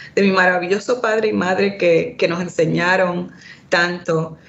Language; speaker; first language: Spanish; early bilingual, heritage; Spanish